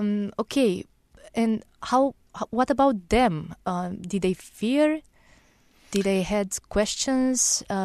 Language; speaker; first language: English; non-native, fluent; Romanian